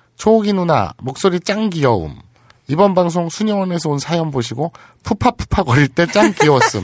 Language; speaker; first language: Korean; native; Korean